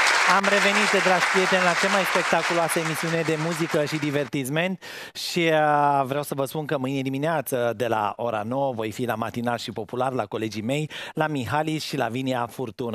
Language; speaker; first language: Romanian; native; Romanian